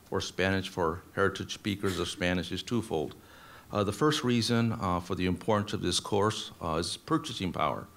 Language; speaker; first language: English; native; English